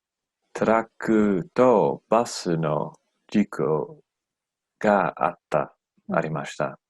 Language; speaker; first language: Japanese; non-native, learner; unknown